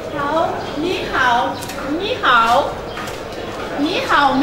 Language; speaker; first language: Chinese; non-native, learner; French